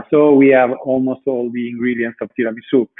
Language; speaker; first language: English; non-native, fluent; Italian